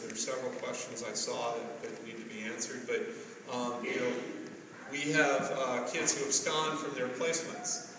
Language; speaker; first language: English; native; English